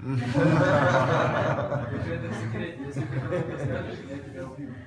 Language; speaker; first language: Russian; native; Russian